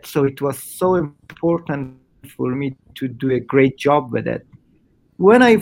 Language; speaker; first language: English; non-native, fluent; Persian